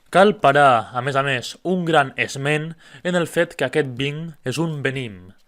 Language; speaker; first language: Catalan; native; Catalan